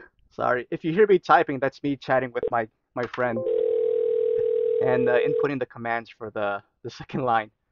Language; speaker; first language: English; native; English